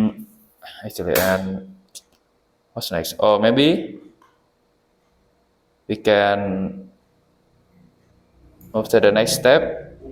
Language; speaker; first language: English; non-native, learner; Indonesian